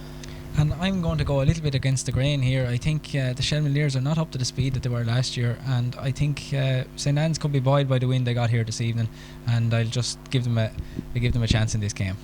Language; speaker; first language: English; native; English